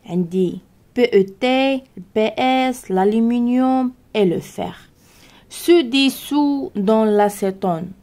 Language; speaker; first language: French; non-native, local second language; Arabic